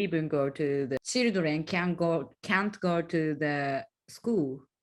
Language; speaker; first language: English; non-native, learner; Japanese